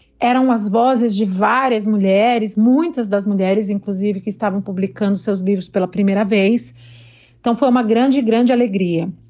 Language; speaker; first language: Portuguese; native; Portuguese